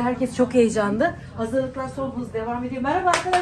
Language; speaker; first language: Turkish; native; Turkish